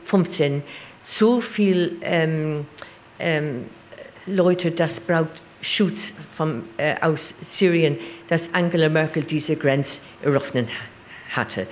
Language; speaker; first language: German; non-native, learner; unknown